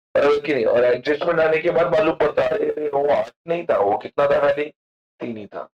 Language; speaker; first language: Hindi; non-native, local second language; Marathi